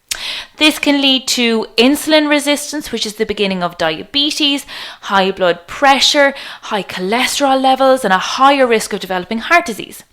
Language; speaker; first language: English; native; English